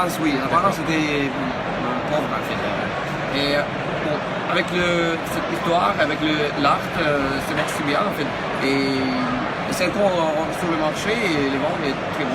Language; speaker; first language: French; non-native, learner; Russian